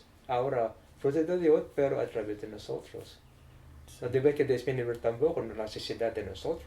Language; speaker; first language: Spanish; non-native, learner; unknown